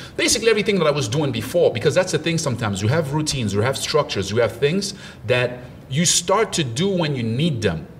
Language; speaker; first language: English; early bilingual, other home language; French